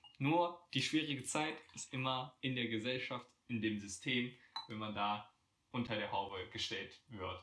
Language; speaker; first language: German; native; German